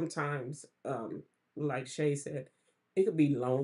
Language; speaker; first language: English; native; English